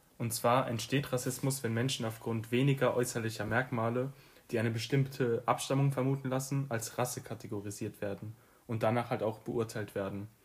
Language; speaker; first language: German; early bilingual, other home language; Albanian